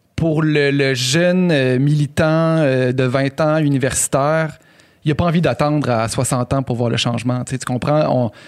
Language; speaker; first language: French; native; French